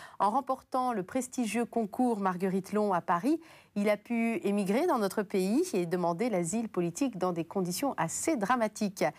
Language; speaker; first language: French; native; French